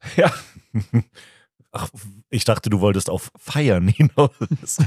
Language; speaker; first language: German; native; German